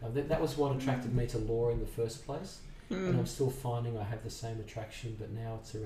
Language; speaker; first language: English; native; English